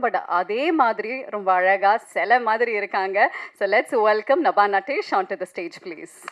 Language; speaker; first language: Tamil; native; Tamil